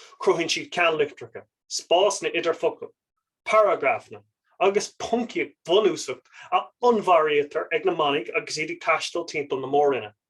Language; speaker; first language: Irish; non-native, local second language; English